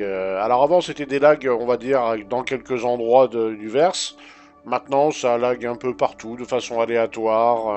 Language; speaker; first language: French; native; French